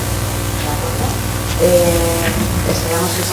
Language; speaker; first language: Spanish; native; Spanish